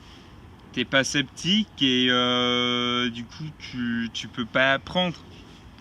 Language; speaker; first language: French; non-native, fluent; English